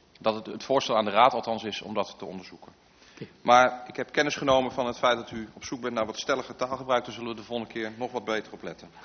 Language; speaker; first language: Dutch; native; Dutch